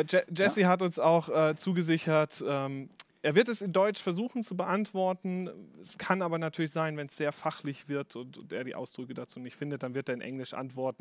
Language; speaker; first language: German; native; German